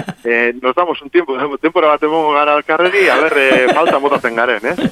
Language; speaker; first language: Basque; native; Basque